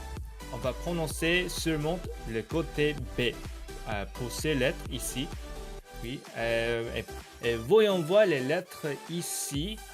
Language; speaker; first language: French; non-native, learner; Korean